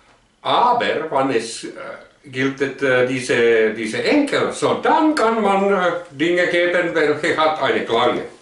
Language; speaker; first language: German; non-native, learner; Finnish